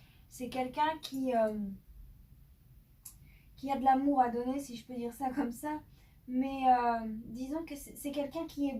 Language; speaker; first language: French; native; French